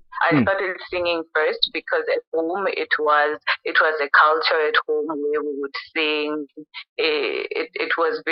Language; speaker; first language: English; non-native, local second language; Venda